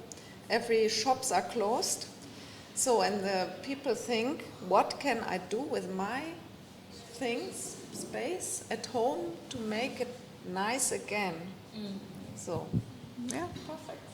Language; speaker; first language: English; non-native, fluent; German